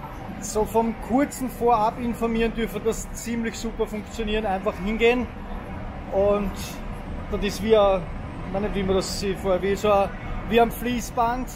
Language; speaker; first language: German; native; German